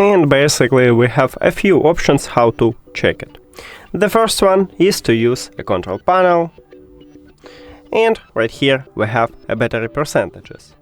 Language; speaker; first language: English; non-native, fluent; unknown